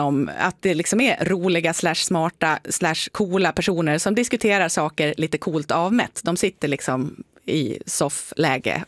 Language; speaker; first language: Swedish; native; Swedish